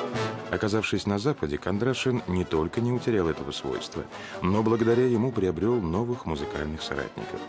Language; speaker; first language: Russian; native; Russian